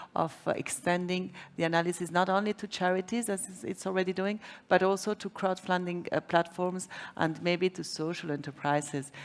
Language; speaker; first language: English; non-native, fluent; Spanish